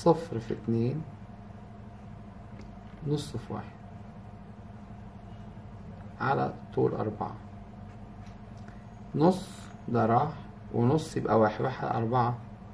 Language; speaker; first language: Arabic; native; Arabic